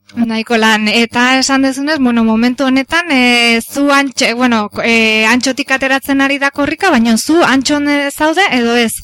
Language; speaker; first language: Basque; non-native, local second language; Spanish